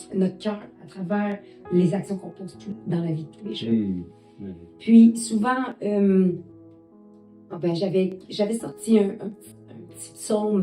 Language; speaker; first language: French; native; French